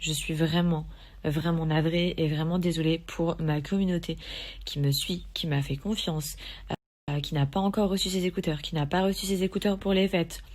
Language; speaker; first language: French; native; French